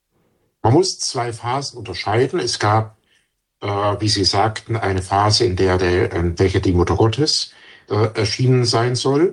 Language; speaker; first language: German; native; German